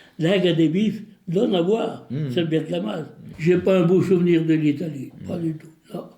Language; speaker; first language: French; early bilingual, other home language; Italian